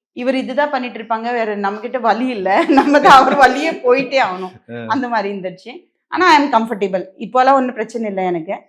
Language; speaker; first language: Tamil; non-native, local second language; Marwari